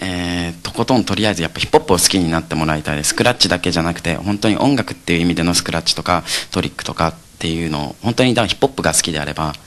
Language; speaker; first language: Japanese; native; Japanese